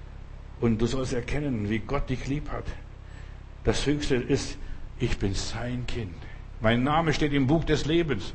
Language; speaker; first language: German; non-native, fluent; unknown